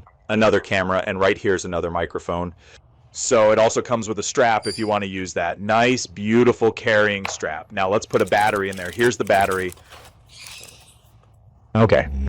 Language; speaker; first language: English; native; English